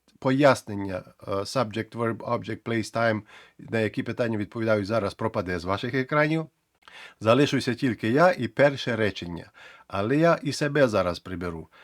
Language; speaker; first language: Ukrainian; native; Ukrainian